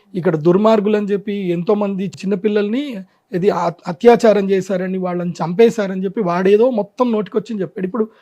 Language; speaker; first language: Telugu; non-native, local second language; Marwari